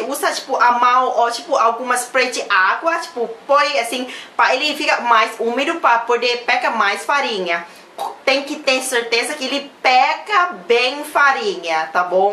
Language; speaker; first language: Portuguese; non-native, learner; Thai